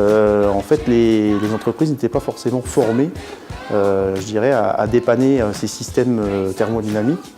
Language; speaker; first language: French; native; French